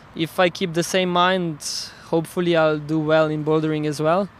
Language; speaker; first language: English; non-native, fluent; Slovenian